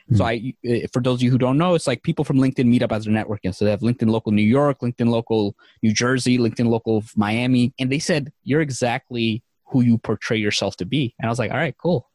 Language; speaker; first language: English; native; English